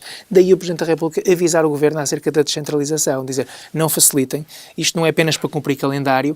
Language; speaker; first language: Portuguese; native; Portuguese